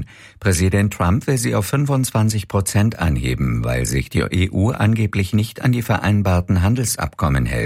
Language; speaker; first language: German; native; German